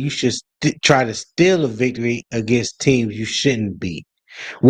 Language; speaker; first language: English; native; English